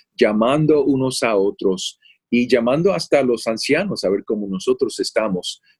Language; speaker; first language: Spanish; early bilingual, heritage; Spanish